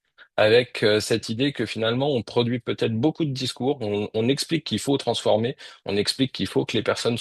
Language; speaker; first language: French; native; French